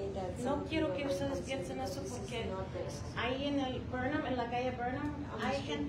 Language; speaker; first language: Spanish; early bilingual, heritage; Spanish